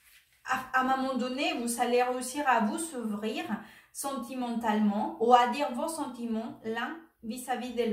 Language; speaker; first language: French; non-native, fluent; Spanish